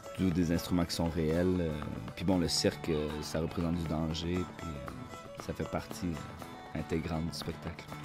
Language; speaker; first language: French; native; French